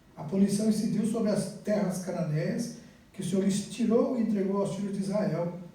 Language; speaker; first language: Portuguese; native; Portuguese